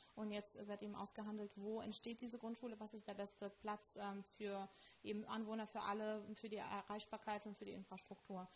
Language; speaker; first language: German; non-native, fluent; Lithuanian